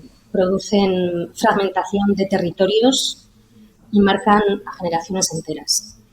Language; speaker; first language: Spanish; native; Spanish